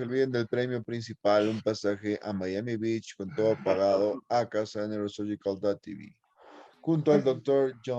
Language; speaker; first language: Spanish; native; Spanish